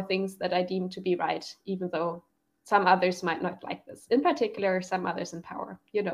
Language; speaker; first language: English; non-native, fluent; German